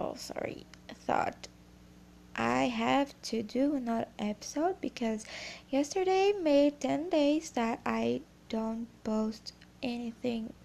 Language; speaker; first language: English; non-native, learner; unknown